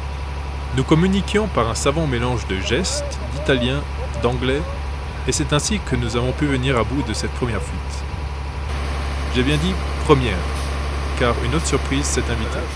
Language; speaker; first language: French; native; French